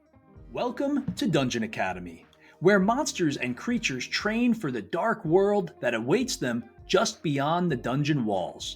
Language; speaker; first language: English; native; English